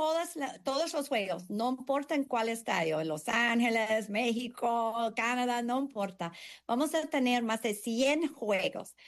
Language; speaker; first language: Spanish; early bilingual, heritage; English